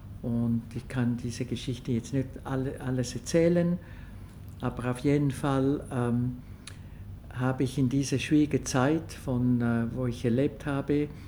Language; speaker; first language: German; non-native, local second language; French